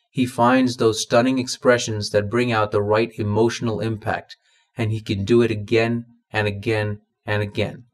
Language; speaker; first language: English; non-native, local second language; Malayalam